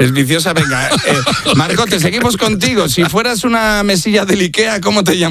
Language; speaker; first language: Spanish; native; Spanish